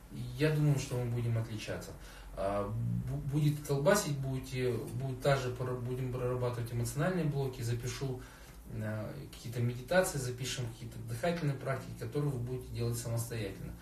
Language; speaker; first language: Russian; native; Russian